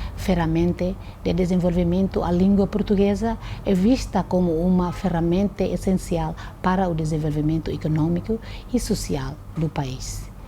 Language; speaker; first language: Portuguese; non-native, local second language; Tetum